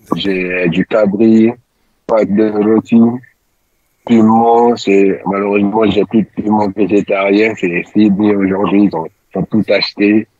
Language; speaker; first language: French; non-native, local second language; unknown